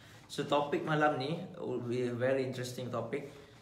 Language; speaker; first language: English; non-native, local second language; Malay